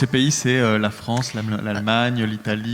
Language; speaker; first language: French; native; French